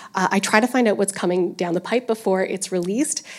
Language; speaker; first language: English; native; English